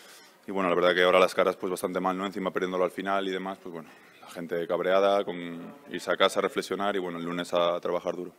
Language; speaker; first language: Spanish; native; Spanish